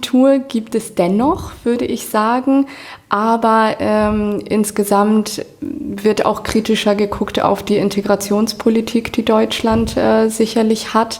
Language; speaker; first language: German; native; German